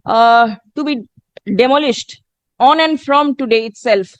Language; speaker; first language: English; non-native, local second language; Bangla